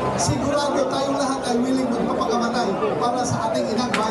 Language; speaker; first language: Filipino; non-native, local second language; Cebuano